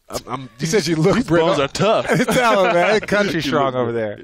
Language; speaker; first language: English; native; English